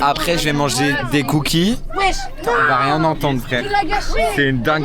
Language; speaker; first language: French; native; French